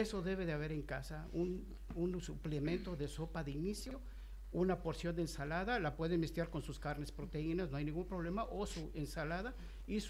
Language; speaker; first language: Spanish; native; Spanish